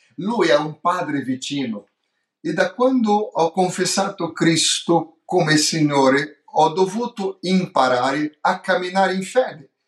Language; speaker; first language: Italian; non-native, fluent; Portuguese